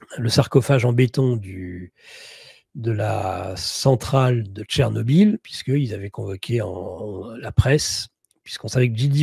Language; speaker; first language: French; native; French